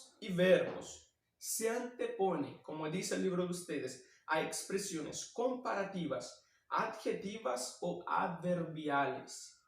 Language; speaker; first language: Spanish; non-native, fluent; Portuguese